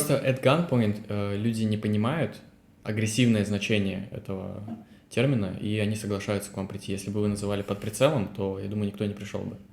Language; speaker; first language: Russian; native; Russian